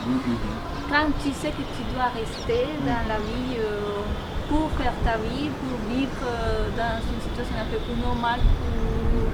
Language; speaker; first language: French; non-native, fluent; Spanish